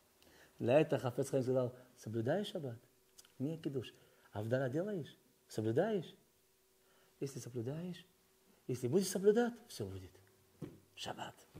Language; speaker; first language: Russian; early bilingual, heritage; Russian